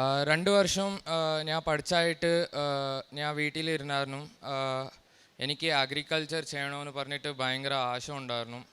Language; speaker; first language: Malayalam; early bilingual, heritage; Malayalam